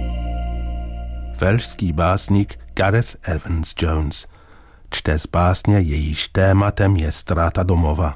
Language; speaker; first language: Czech; native; Czech